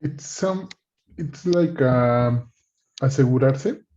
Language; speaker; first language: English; non-native, learner; Spanish